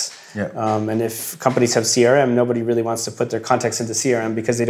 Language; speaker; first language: English; native; English